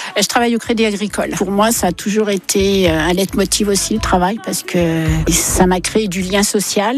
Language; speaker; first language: French; native; French